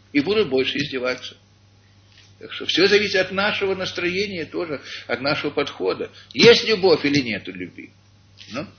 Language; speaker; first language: Russian; early bilingual, heritage; Russian